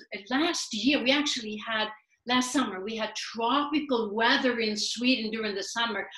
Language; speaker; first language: English; non-native, fluent; Swedish